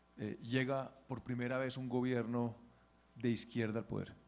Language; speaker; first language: Spanish; native; Spanish